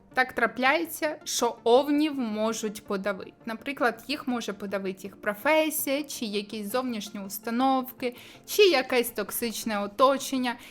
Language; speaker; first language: Ukrainian; native; Ukrainian